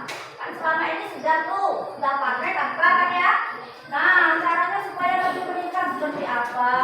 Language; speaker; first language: Indonesian; native; Indonesian